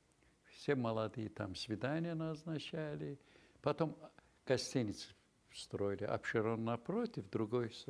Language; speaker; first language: Russian; non-native, local second language; Azerbaijani